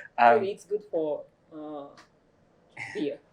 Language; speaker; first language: English; non-native, learner; Japanese